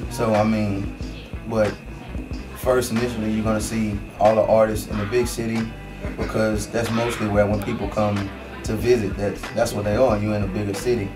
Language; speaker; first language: English; native; English